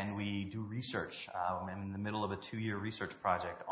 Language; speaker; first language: English; native; English